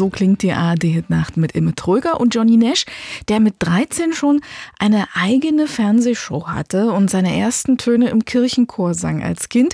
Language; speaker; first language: German; native; German